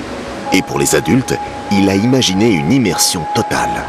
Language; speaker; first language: French; native; French